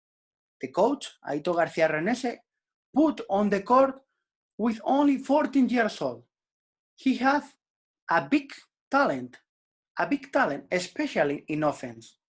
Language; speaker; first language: English; non-native, learner; Spanish